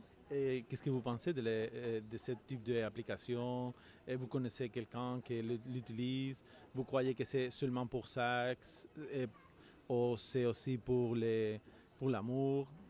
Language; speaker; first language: French; non-native, learner; Spanish